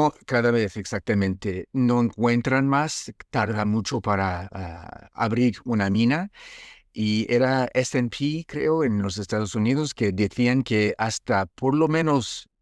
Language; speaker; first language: Spanish; non-native, fluent; French